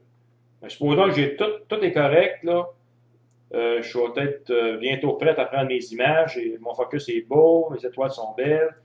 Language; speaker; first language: French; native; French